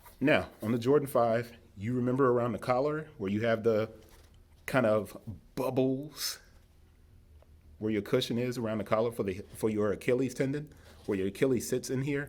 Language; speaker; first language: English; native; English